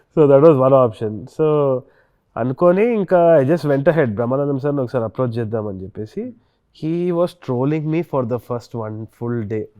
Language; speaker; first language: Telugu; native; Telugu